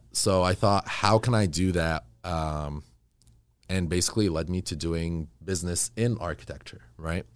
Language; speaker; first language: English; early bilingual, other home language; Arabic